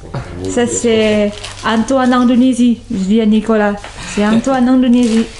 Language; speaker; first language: French; non-native, learner; Indonesian